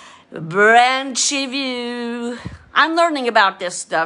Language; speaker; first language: English; native; English